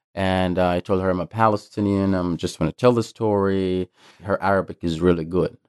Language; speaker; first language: English; non-native, fluent; Arabic